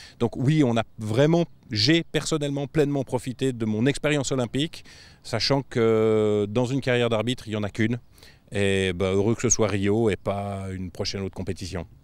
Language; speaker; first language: French; native; French